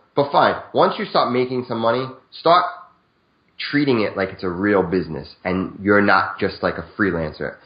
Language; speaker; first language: English; native; English